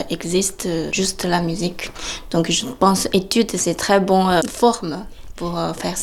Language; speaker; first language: French; non-native, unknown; Chinese